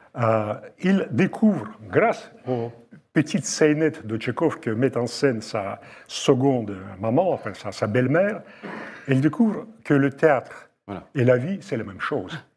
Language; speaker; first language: French; non-native, fluent; Russian